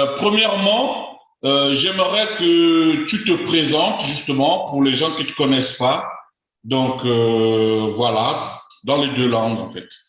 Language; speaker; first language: French; native; French